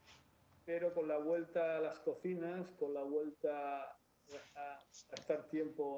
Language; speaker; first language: Spanish; native; Spanish